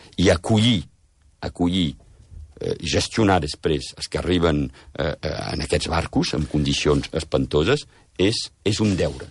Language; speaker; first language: Catalan; early bilingual, heritage; Catalan